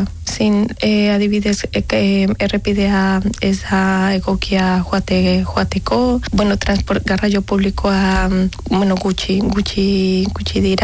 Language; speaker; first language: Basque; non-native, fluent; Spanish